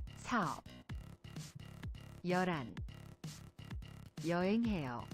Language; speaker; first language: Korean; non-native, learner; English